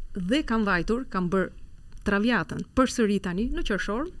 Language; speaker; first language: Albanian; native; Albanian